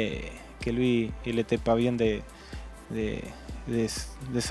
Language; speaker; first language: French; non-native, learner; Spanish